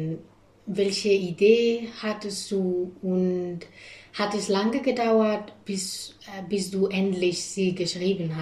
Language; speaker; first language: German; non-native, fluent; Spanish